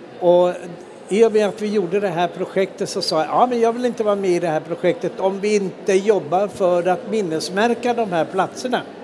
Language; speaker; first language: Swedish; native; Swedish